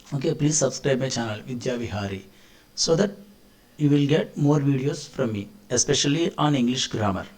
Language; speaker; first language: English; non-native, local second language; Telugu